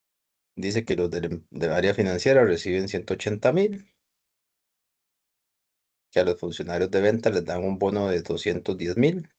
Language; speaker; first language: Spanish; native; Spanish